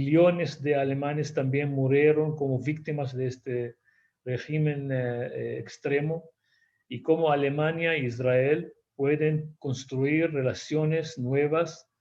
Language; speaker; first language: Spanish; non-native, fluent; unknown